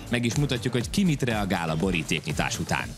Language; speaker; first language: Hungarian; native; Hungarian